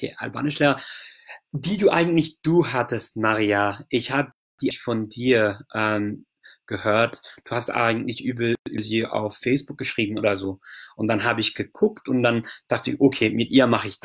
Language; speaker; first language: German; non-native, fluent; English